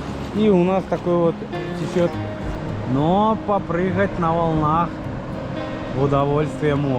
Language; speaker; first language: Russian; native; Russian